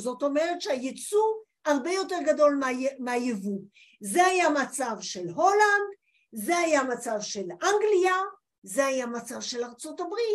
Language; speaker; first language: Hebrew; non-native, fluent; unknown